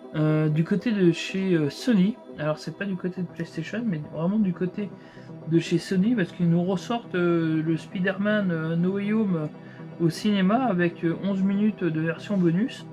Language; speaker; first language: French; native; French